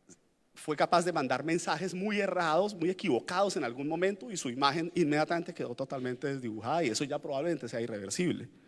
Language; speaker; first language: Spanish; native; Spanish